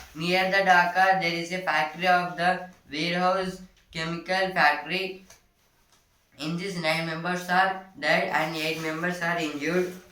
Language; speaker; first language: English; non-native, local second language; Telugu